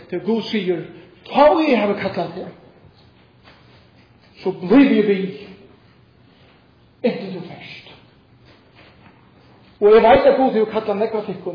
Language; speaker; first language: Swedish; non-native, learner; Faroese